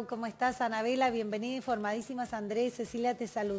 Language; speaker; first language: Spanish; native; Spanish